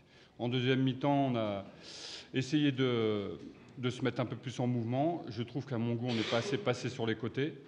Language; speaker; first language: French; native; French